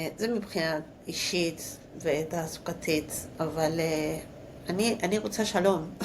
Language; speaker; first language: Hebrew; non-native, fluent; Spanish